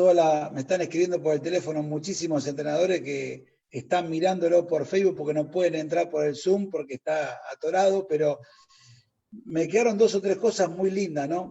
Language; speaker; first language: Spanish; native; Spanish